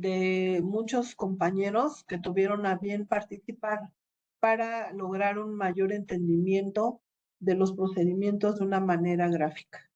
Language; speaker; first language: Spanish; native; Spanish